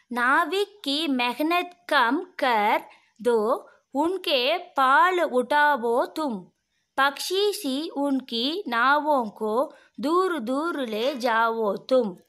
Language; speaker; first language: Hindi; non-native, local second language; Tamil